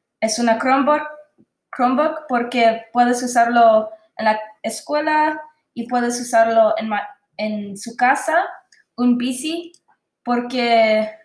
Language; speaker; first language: Spanish; non-native, learner; English